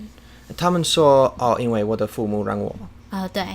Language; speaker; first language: Chinese; non-native, learner; English